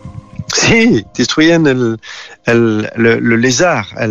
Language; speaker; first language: Spanish; non-native, learner; French